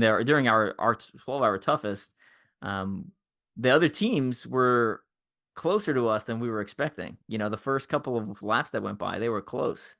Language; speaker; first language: English; native; English